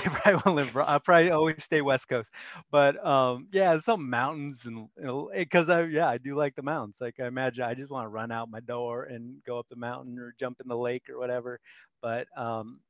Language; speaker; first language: English; native; English